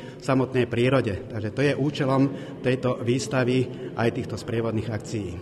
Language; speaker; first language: Slovak; native; Slovak